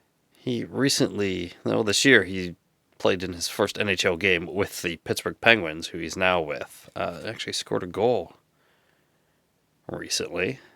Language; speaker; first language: English; native; English